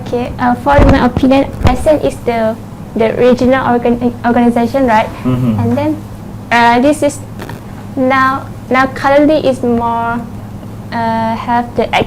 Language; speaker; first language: English; non-native, learner; Thai